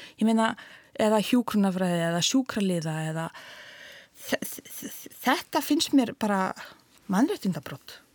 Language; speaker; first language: Icelandic; non-native, fluent; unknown